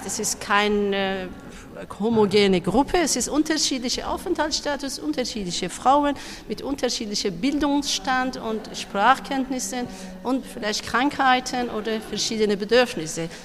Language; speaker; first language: German; non-native, fluent; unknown